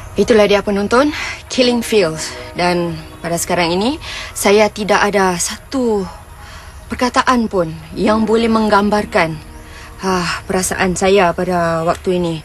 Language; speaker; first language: Malay; native; Malay